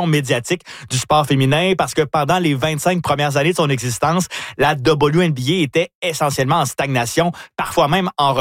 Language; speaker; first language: French; native; French